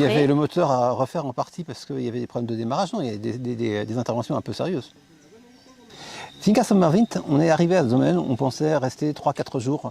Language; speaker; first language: French; native; French